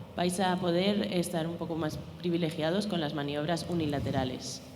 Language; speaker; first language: Spanish; native; Spanish